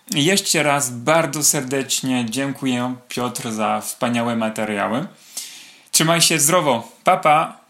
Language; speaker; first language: Polish; non-native, learner; French